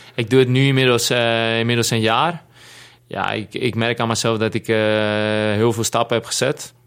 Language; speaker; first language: Dutch; non-native, fluent; Greek